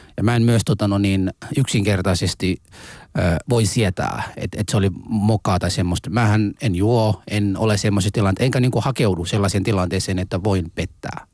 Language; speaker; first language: Finnish; non-native, fluent; Somali